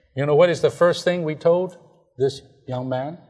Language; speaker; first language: English; non-native, fluent; Chinese